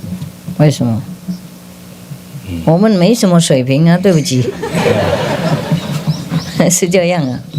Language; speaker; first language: Chinese; non-native, fluent; Vietnamese